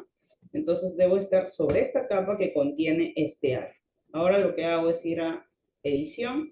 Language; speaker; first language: Spanish; native; Spanish